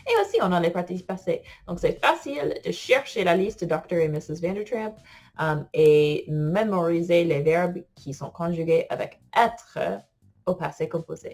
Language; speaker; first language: French; non-native, fluent; English